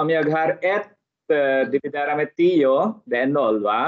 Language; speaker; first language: Swedish; non-native, fluent; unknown